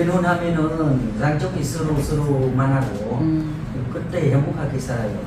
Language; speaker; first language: Korean; non-native, learner; Vietnamese